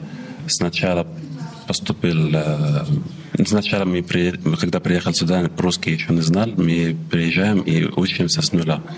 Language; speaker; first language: Russian; non-native, learner; Arabic